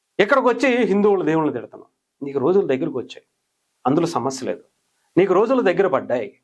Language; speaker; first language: Telugu; native; Telugu